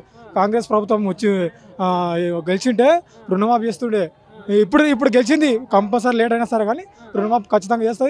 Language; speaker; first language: Telugu; native; Telugu